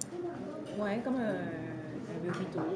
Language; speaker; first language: French; native; French